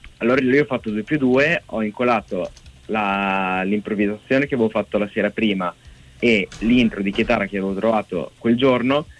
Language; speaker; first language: Italian; native; Italian